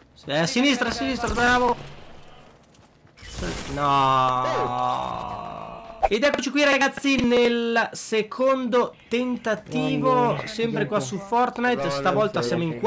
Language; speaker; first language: Italian; native; Italian